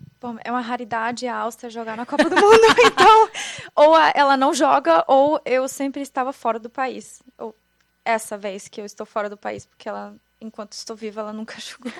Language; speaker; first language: Portuguese; non-native, fluent; German